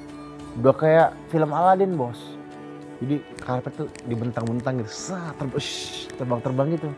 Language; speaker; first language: Indonesian; native; Indonesian